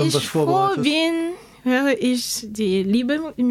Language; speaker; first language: German; non-native, learner; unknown